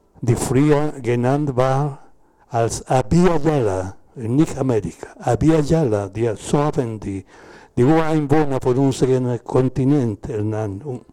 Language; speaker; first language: German; non-native, learner; Spanish